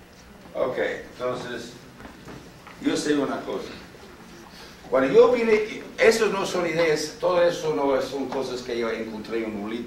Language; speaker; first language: Spanish; non-native, fluent; English